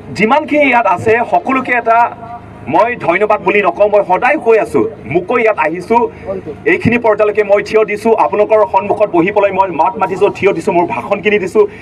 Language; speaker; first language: Assamese; non-native, local second language; Karbi